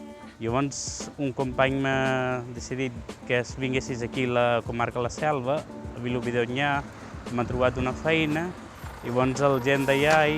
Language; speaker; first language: Catalan; non-native, learner; Punjabi